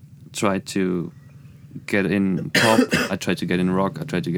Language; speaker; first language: English; non-native, fluent; German